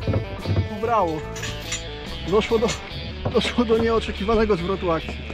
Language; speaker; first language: Polish; native; Polish